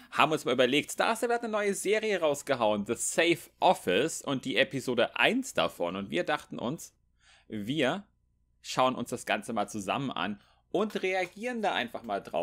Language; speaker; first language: German; native; German